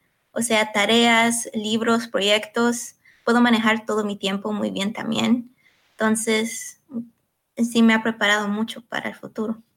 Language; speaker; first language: Spanish; early bilingual, heritage; Spanish